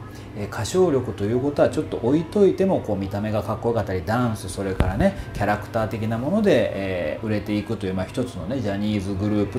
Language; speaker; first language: Japanese; native; Japanese